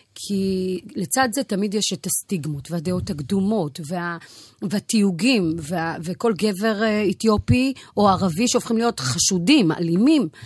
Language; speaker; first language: Hebrew; early bilingual, other home language; Amharic